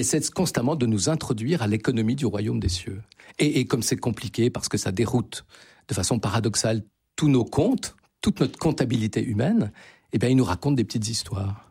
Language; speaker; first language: French; native; French